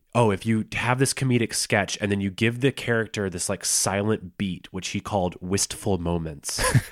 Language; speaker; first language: English; native; English